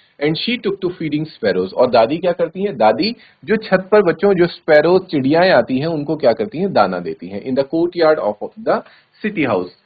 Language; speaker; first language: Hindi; native; Hindi